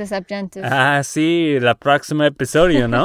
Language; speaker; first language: Spanish; non-native, fluent; English